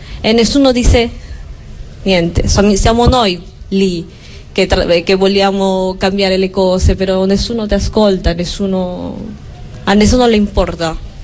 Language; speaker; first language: Italian; non-native, fluent; Spanish